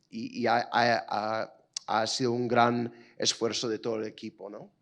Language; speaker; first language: Spanish; non-native, fluent; English